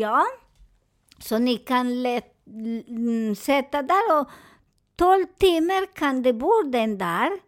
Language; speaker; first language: Swedish; non-native, fluent; Spanish